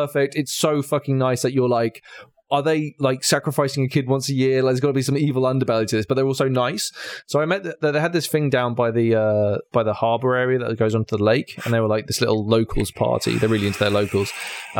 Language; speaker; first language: English; native; English